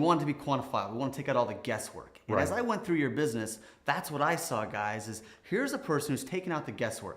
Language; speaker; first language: English; native; English